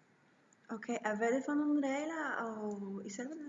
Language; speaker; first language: Danish; non-native, learner; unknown